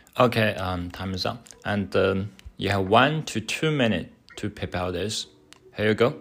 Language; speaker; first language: English; non-native, learner; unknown